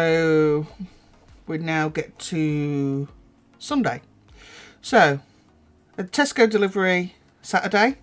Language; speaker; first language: English; native; English